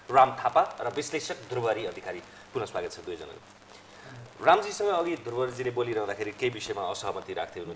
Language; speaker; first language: Nepali; native; Nepali